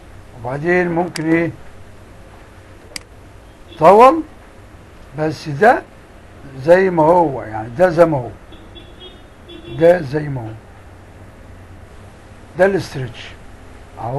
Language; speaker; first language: Arabic; native; Arabic